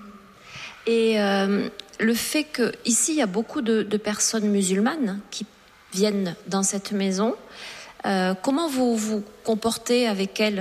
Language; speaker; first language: French; native; French